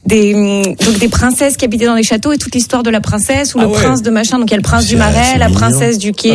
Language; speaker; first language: French; native; French